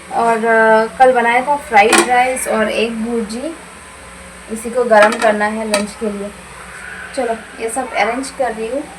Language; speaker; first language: Hindi; non-native, local second language; Bangla